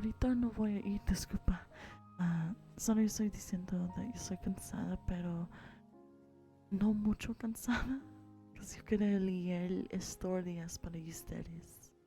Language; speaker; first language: Spanish; early bilingual, heritage; English